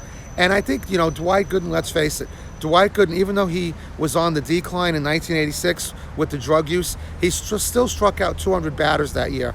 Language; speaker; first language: English; native; English